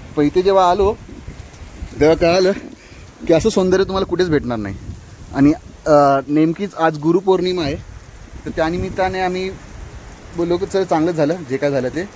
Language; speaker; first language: Marathi; non-native, local second language; Hindi